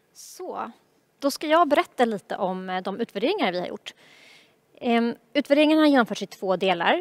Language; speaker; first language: Swedish; native; Swedish